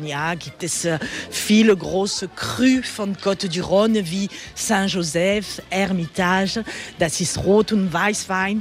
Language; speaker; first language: German; non-native, learner; French